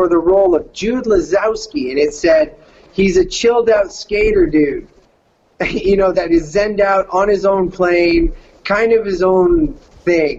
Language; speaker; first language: English; native; English